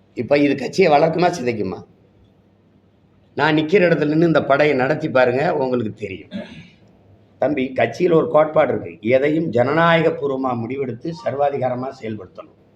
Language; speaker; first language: Tamil; native; Tamil